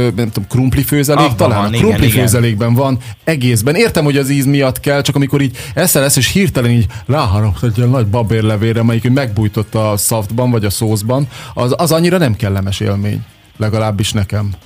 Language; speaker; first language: Hungarian; native; Hungarian